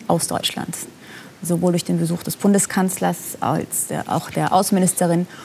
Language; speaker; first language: German; non-native, fluent; Persian